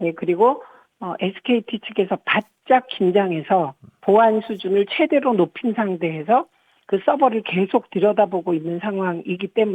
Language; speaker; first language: Korean; native; Korean